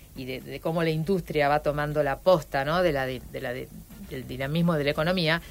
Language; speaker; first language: Spanish; native; Spanish